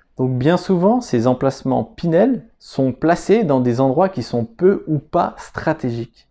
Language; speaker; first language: French; native; French